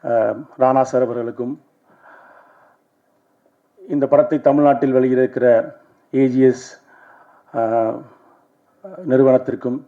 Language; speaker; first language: Tamil; native; Tamil